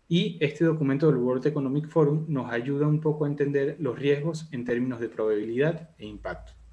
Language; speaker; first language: Spanish; native; Spanish